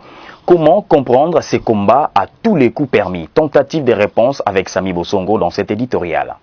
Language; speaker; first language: French; native; French